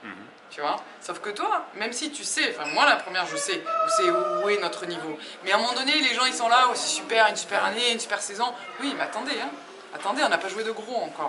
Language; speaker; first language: French; native; French